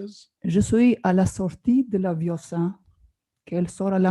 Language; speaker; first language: French; non-native, learner; Albanian